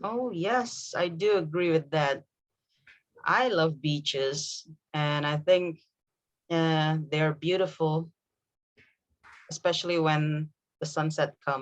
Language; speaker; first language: English; non-native, fluent; Indonesian